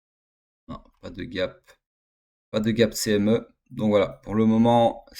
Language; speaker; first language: French; native; French